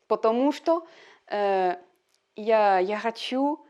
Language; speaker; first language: Russian; non-native, learner; French